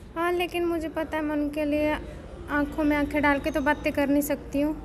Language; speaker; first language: Hindi; native; Hindi